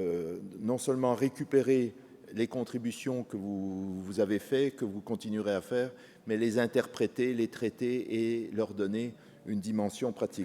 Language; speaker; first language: French; native; French